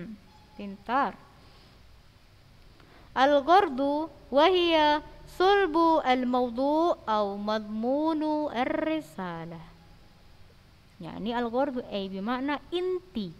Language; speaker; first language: Arabic; non-native, fluent; Indonesian